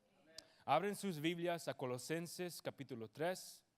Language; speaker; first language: Spanish; early bilingual, heritage; English